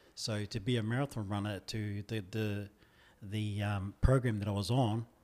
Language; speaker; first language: English; native; English